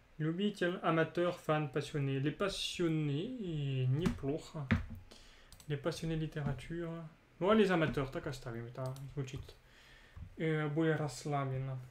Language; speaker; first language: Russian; non-native, fluent; French